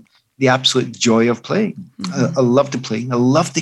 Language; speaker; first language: English; native; English